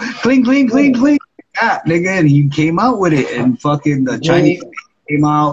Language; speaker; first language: English; native; English